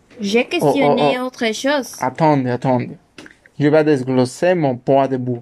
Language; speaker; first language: French; non-native, learner; Spanish